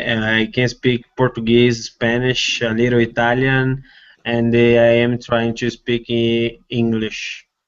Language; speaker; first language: English; non-native, learner; Portuguese